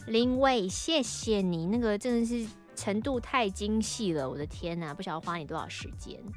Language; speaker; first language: Chinese; native; Chinese